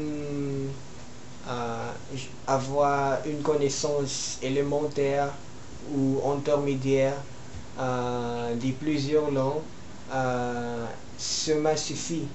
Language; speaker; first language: French; non-native, learner; Filipino